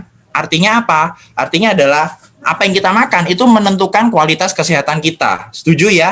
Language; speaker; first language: Indonesian; native; Indonesian